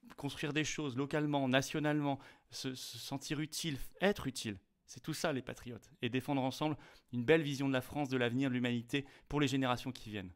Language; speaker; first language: French; native; French